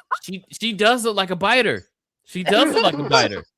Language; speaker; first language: English; native; English